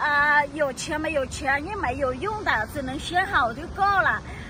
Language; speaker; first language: Chinese; non-native, learner; Hmong